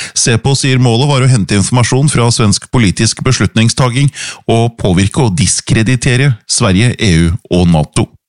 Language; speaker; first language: Norwegian; native; Norwegian